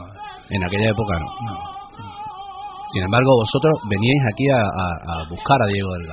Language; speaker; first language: Spanish; native; Spanish